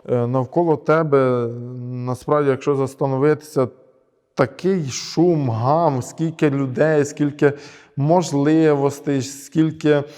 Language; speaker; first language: Ukrainian; early bilingual, heritage; Ukrainian